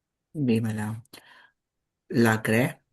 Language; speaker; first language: French; non-native, learner; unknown